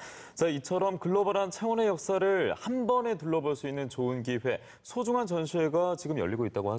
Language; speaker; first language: Korean; native; Korean